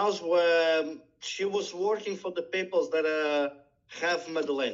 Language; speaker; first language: English; non-native, learner; Portuguese